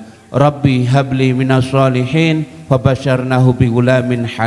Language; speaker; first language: Indonesian; native; Indonesian